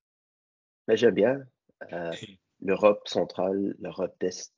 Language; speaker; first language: French; non-native, learner; English